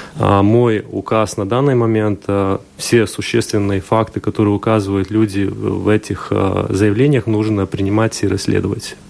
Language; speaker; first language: Russian; non-native, local second language; Latvian